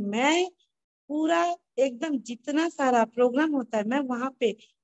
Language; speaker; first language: Hindi; non-native, local second language; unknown